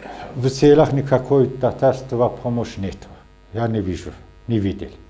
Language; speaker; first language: Russian; non-native, local second language; Azerbaijani